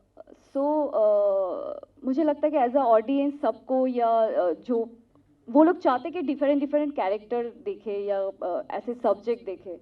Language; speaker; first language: Hindi; non-native, local second language; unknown